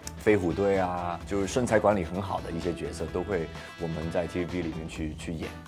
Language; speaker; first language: Chinese; non-native, local second language; Cantonese